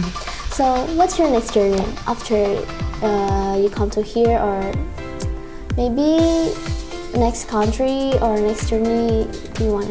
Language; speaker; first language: English; non-native, learner; Indonesian